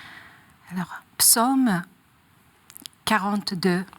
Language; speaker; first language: French; non-native, learner; Japanese